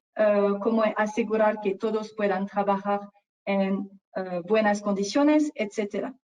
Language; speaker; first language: Spanish; non-native, fluent; French